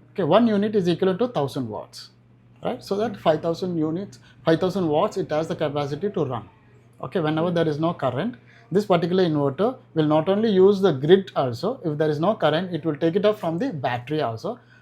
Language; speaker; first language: English; non-native, local second language; Malayalam